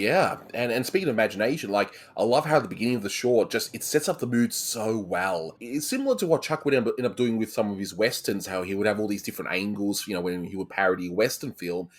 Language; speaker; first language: English; native; English